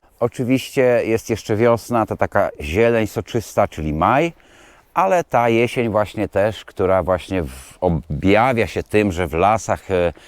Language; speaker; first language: Polish; native; Polish